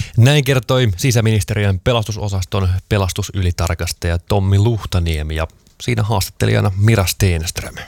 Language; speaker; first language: Finnish; native; Finnish